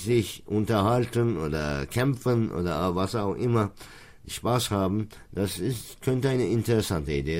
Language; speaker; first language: German; non-native, fluent; Turkish